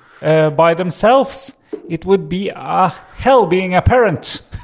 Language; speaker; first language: English; non-native, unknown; Norwegian